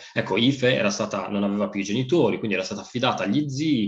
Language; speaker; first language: Italian; native; Italian